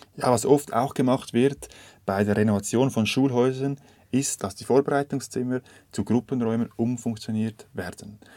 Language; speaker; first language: German; native; German